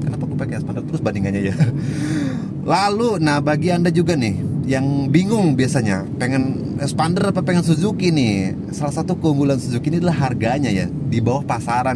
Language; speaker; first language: Indonesian; native; Indonesian